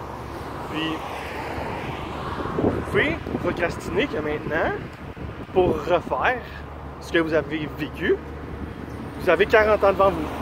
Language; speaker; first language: French; native; French